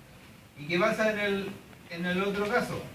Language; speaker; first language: Spanish; native; Spanish